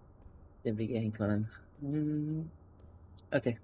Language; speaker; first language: German; non-native, learner; English